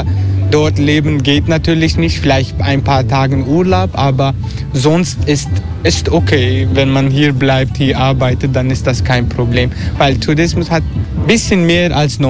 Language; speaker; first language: German; non-native, learner; Turkish